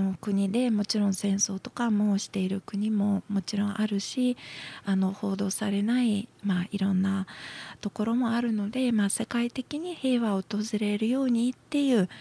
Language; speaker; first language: Japanese; non-native, fluent; Russian